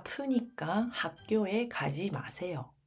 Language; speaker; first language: Korean; early bilingual, heritage; Japanese